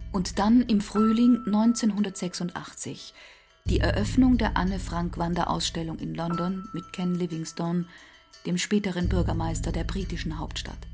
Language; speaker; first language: German; native; German